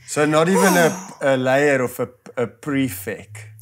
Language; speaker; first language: English; non-native, local second language; Afrikaans